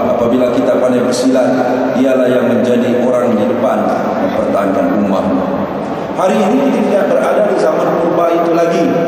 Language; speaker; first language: Malay; native; Malay